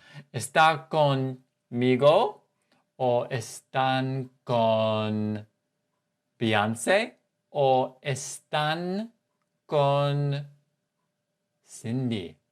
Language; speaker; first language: Spanish; non-native, fluent; English